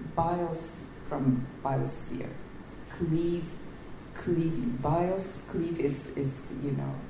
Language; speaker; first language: English; non-native, fluent; Japanese